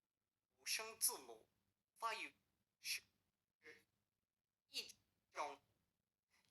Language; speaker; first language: Chinese; non-native, learner; English